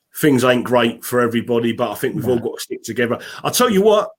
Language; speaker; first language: English; native; English